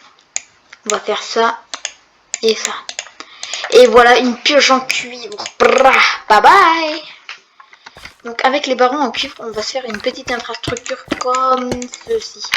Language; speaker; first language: French; native; French